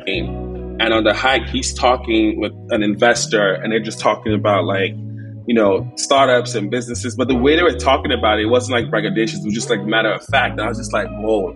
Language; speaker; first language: English; non-native, local second language; Igbo